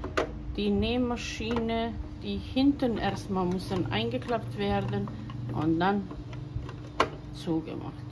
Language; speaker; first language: German; non-native, fluent; Croatian